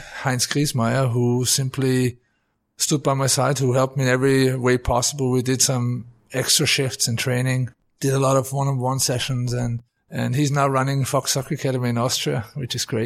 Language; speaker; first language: English; non-native, fluent; German